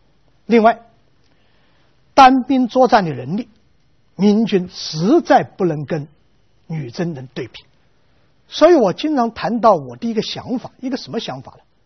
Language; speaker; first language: Chinese; native; Chinese